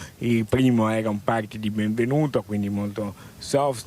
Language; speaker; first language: Italian; native; Italian